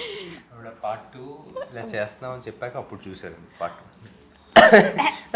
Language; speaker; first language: Telugu; native; Telugu